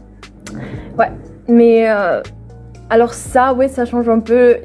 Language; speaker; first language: French; non-native, fluent; Swedish